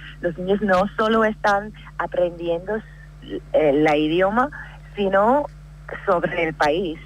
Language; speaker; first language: Spanish; non-native, fluent; English